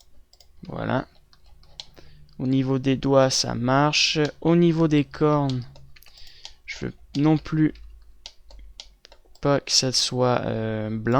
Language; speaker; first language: French; native; French